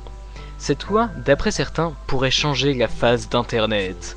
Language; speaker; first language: French; native; French